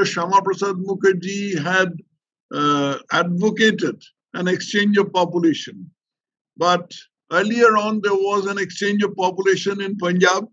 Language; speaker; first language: English; non-native, local second language; Bangla